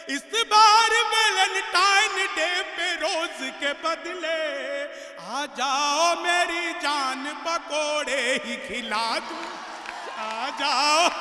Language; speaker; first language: Hindi; native; Hindi